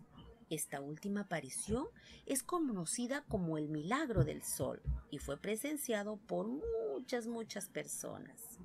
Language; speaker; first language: Spanish; native; Spanish